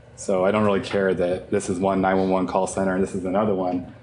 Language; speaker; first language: English; native; English